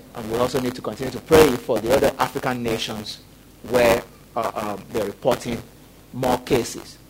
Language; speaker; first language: English; non-native, local second language; Yoruba